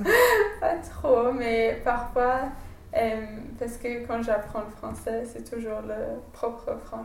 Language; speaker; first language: French; non-native, fluent; English